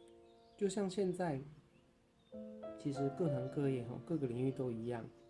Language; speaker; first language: Chinese; native; Chinese